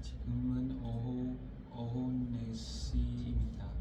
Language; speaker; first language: Korean; non-native, learner; Vietnamese